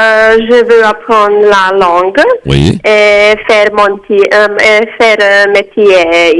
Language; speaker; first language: French; non-native, learner; Serbian